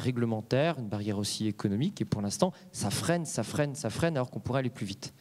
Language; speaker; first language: French; native; French